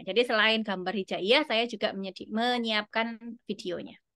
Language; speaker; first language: Indonesian; native; Indonesian